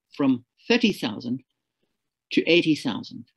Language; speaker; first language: English; native; English